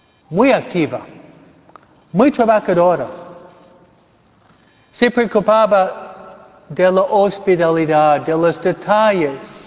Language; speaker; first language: Spanish; non-native, fluent; English